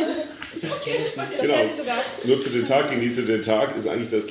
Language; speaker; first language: German; native; German